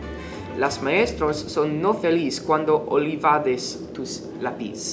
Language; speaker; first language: Spanish; non-native, learner; English